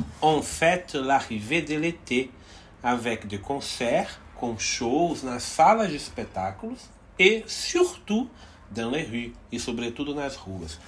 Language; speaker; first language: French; non-native, fluent; Portuguese